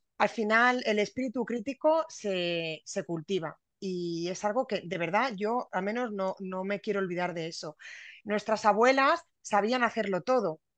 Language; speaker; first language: Spanish; native; Spanish